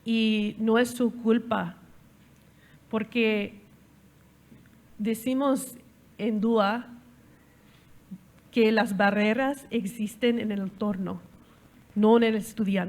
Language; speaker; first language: Spanish; non-native, learner; English